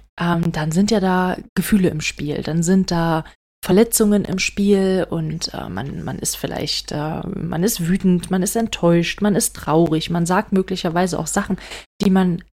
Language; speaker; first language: German; native; German